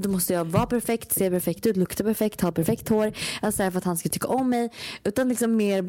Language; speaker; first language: Swedish; native; Swedish